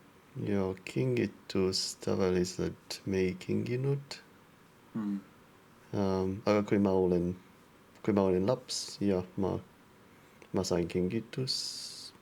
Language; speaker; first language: Estonian; non-native, learner; English